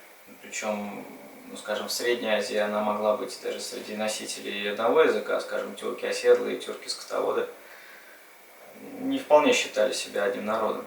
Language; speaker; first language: Russian; native; Russian